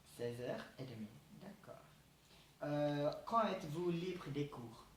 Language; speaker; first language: French; non-native, learner; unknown